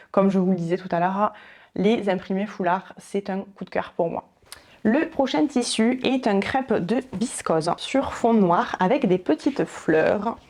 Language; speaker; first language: French; native; French